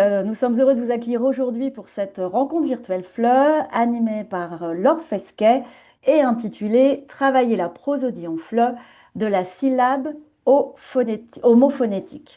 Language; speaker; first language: French; native; French